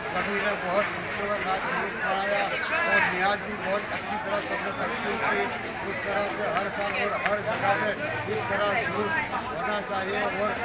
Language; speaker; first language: Hindi; non-native, local second language; Gujarati